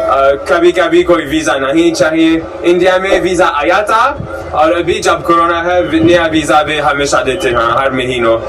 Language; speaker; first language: Hindi; non-native, learner; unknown